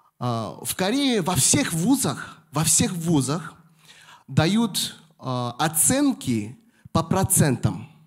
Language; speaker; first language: Russian; non-native, fluent; Korean